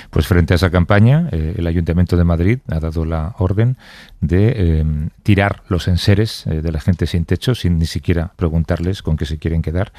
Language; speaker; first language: Spanish; native; Spanish